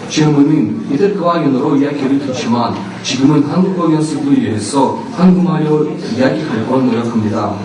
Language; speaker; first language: Korean; non-native, learner; Russian